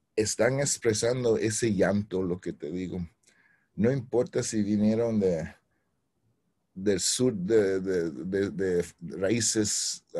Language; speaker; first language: Spanish; early bilingual, heritage; Spanish